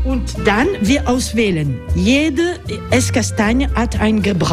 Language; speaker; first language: German; non-native, learner; French